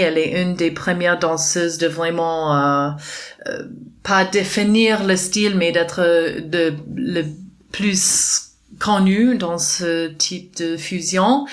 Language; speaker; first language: French; non-native, fluent; English